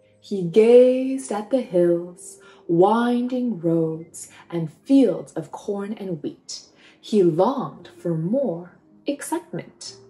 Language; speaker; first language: English; native; English